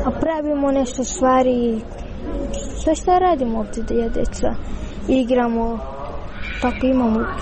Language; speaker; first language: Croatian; non-native, learner; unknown